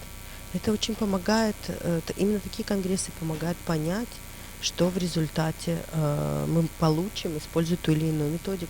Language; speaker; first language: Russian; native; Russian